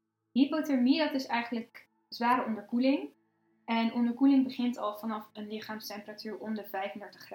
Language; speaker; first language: Dutch; native; Dutch